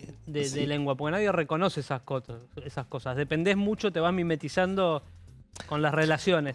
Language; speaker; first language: Spanish; native; Spanish